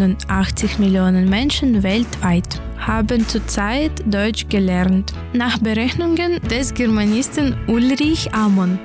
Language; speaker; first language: German; non-native, learner; Ukrainian